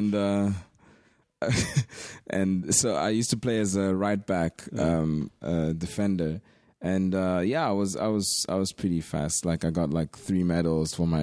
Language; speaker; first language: English; native; English